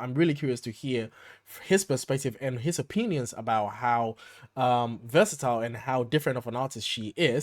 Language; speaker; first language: English; native; English